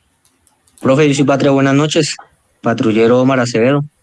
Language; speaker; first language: Spanish; native; Spanish